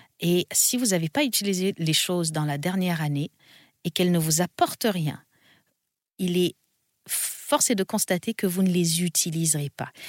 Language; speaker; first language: French; native; French